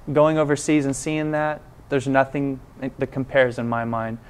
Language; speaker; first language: English; native; English